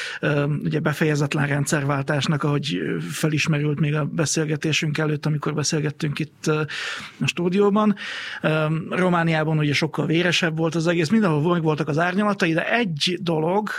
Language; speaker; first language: Hungarian; native; Hungarian